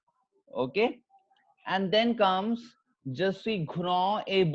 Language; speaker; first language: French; non-native, fluent; Hindi